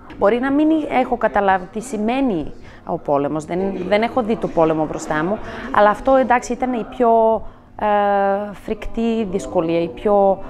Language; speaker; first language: Greek; non-native, fluent; Serbian